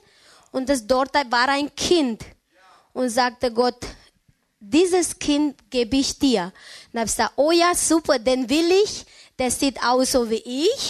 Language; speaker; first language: German; non-native, learner; Romanian